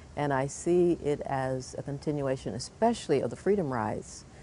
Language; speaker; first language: English; native; English